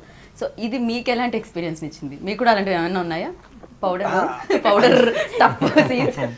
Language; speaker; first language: Telugu; native; Telugu